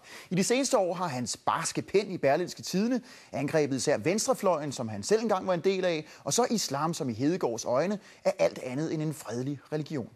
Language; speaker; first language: Danish; native; Danish